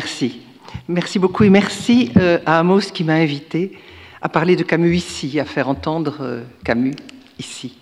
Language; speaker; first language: French; native; French